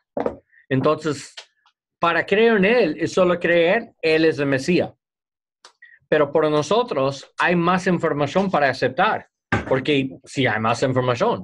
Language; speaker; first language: Spanish; non-native, learner; English